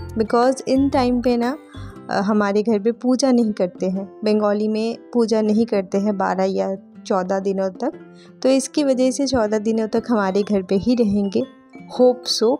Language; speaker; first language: Hindi; non-native, local second language; Bangla